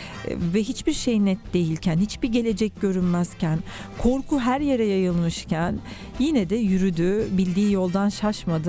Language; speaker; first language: Turkish; native; Turkish